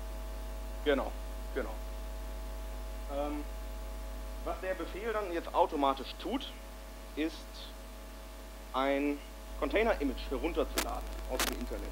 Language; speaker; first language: German; native; German